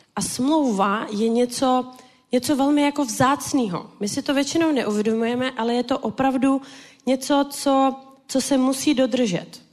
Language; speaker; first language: Czech; native; Czech